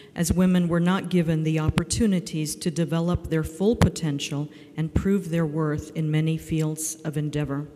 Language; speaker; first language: English; native; English